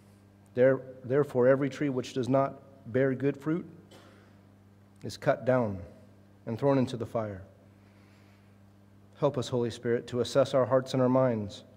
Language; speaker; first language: English; native; English